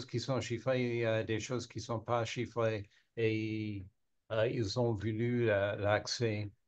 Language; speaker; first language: French; non-native, learner; English